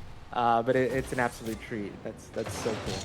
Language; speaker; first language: English; native; English